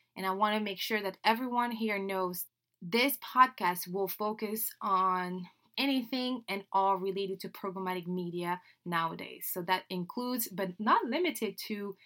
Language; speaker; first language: English; non-native, fluent; French